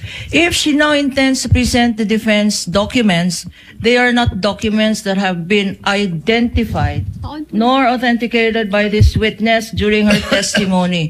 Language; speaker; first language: English; non-native, local second language; Filipino